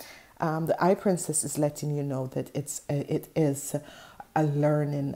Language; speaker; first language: English; non-native, fluent; Dutch